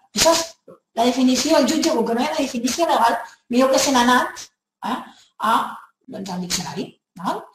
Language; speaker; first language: Spanish; non-native, local second language; Catalan